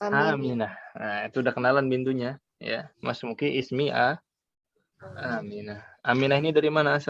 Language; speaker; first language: Indonesian; native; Indonesian